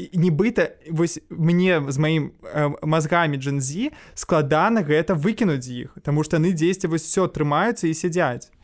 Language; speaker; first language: Belarusian; non-native, local second language; Russian